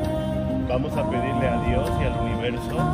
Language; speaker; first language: Spanish; native; Spanish